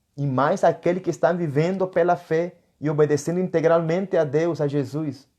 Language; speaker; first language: Portuguese; non-native, fluent; Spanish